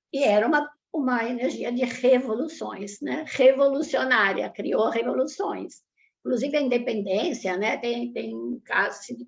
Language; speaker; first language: Portuguese; early bilingual, other home language; Italian